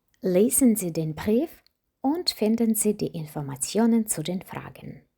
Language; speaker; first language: German; non-native, fluent; Ukrainian